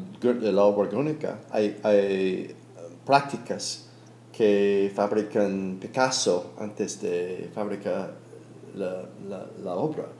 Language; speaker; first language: Spanish; non-native, fluent; English